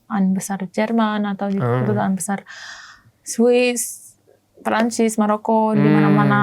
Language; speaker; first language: Indonesian; non-native, learner; German